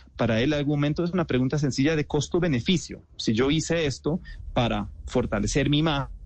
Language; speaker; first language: Spanish; non-native, fluent; German